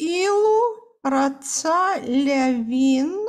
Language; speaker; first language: Hebrew; non-native, fluent; Russian